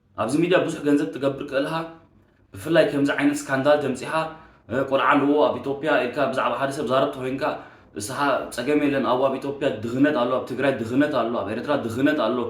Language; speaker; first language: Tigrinya; early bilingual, heritage; Tigrinya